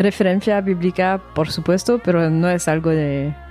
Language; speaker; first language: Spanish; non-native, fluent; French